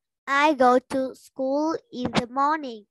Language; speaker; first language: English; non-native, learner; Vietnamese